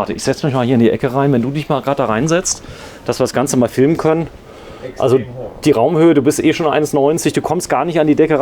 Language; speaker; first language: German; native; German